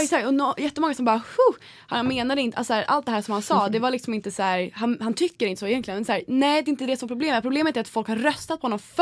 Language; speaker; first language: Swedish; native; Swedish